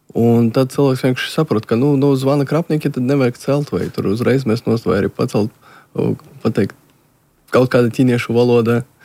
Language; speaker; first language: Latvian; non-native, local second language; Russian